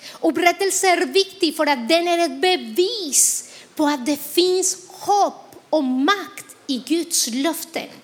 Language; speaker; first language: Swedish; non-native, fluent; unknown